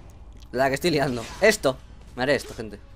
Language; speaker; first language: Spanish; native; Spanish